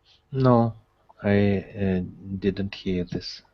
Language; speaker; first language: English; non-native, learner; Russian